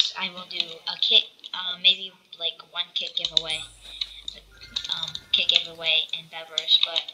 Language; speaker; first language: English; native; English